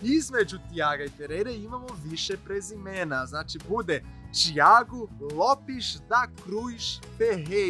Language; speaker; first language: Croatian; non-native, fluent; Portuguese